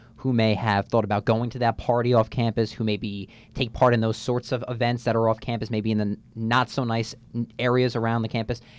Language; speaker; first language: English; native; English